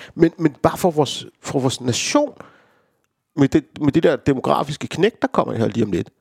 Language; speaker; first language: Danish; early bilingual, other home language; Romanian